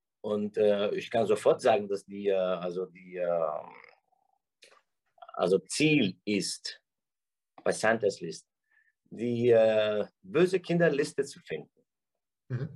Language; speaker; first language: German; non-native, fluent; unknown